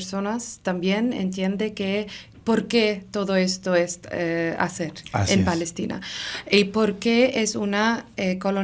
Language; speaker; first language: Spanish; non-native, learner; Arabic